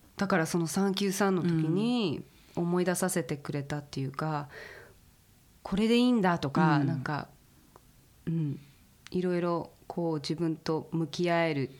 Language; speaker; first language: Japanese; early bilingual, heritage; Japanese